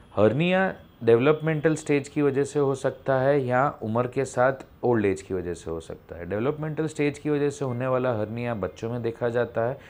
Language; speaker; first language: Hindi; non-native, local second language; Gujarati